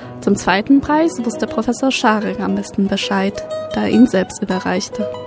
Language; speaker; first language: German; non-native, fluent; Polish